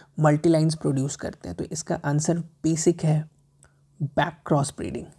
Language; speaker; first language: Hindi; native; Hindi